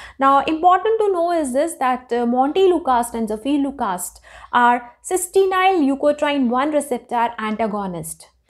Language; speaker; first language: English; non-native, local second language; Hindi